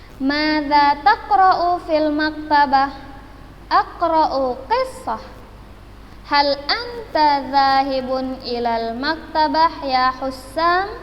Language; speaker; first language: Arabic; non-native, fluent; Indonesian